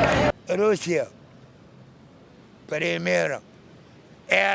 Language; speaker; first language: Spanish; non-native, learner; Arabic